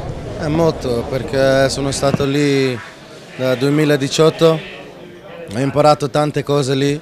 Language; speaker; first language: Italian; non-native, fluent; Dutch